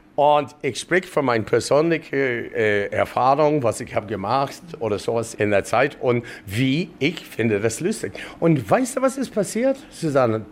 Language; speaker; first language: German; non-native, learner; English